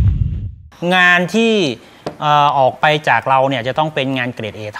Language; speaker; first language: Thai; native; Thai